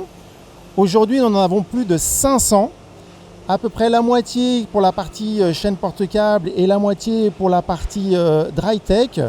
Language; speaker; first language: French; native; French